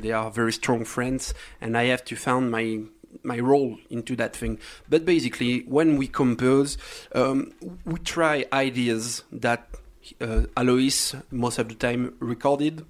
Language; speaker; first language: English; non-native, learner; French